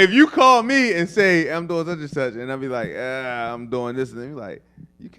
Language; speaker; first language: English; native; English